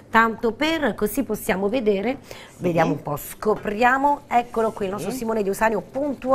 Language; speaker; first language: Italian; native; Italian